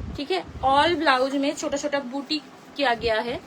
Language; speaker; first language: Hindi; non-native, local second language; Bangla